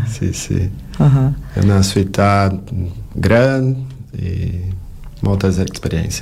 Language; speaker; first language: Catalan; non-native, learner; Portuguese